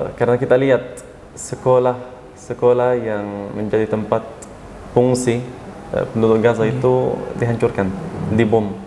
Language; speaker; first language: Indonesian; non-native, fluent; Arabic